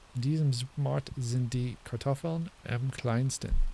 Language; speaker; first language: German; non-native, learner; English